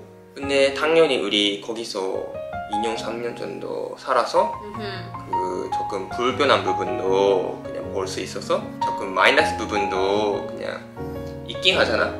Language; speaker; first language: Korean; non-native, fluent; Japanese